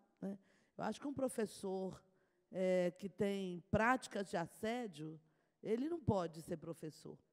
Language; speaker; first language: Portuguese; native; Portuguese